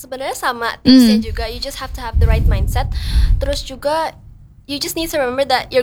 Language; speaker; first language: English; non-native, fluent; Indonesian